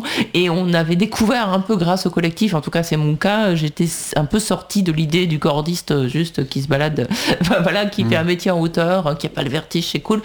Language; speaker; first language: French; native; French